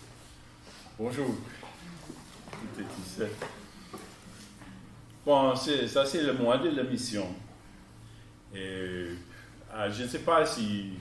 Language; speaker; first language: French; non-native, fluent; English